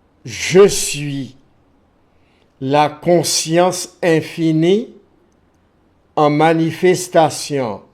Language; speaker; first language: French; non-native, local second language; Haitian Creole